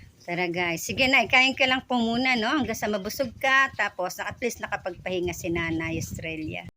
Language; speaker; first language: Filipino; non-native, local second language; Bikol